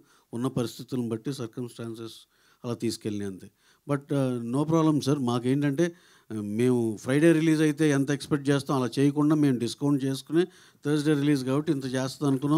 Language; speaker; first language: Telugu; native; Telugu